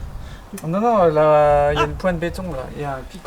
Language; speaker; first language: French; native; French